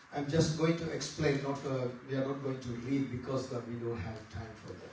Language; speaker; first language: English; non-native, local second language; Tamil